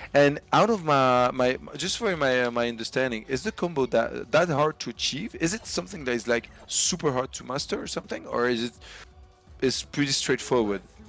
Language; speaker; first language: English; non-native, fluent; French